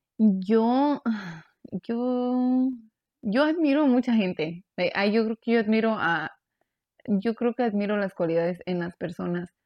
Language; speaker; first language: Spanish; early bilingual, heritage; Spanish